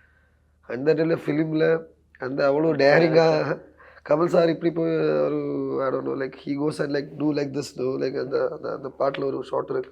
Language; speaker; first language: Tamil; non-native, learner; Malayalam